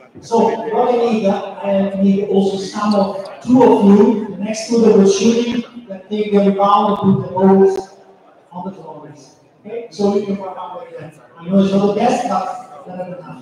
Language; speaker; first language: English; non-native, learner; Italian